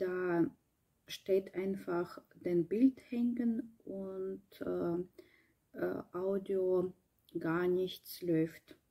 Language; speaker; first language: German; non-native, learner; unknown